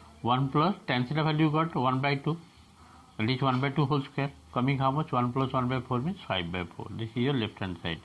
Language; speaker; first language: English; non-native, local second language; Bangla